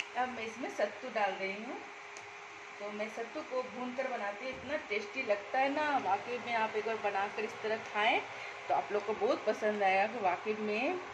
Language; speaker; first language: Hindi; non-native, local second language; Bangla